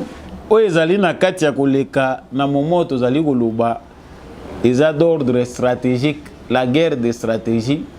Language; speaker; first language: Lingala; native; Lingala